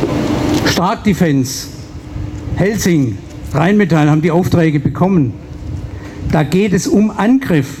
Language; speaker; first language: German; native; German